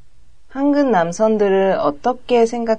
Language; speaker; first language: Korean; non-native, learner; Japanese